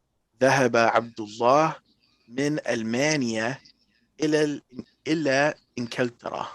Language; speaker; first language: Arabic; non-native, learner; English